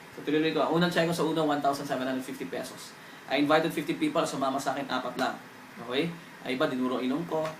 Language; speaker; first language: Filipino; native; Filipino